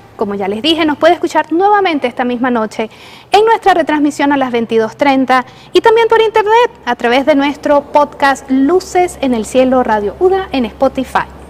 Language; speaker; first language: Spanish; native; Spanish